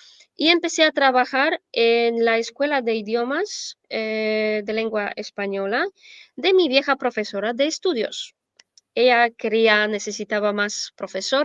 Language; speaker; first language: Spanish; non-native, fluent; Polish